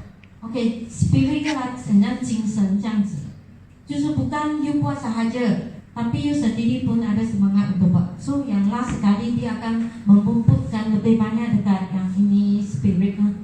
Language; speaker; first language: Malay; non-native, local second language; Chinese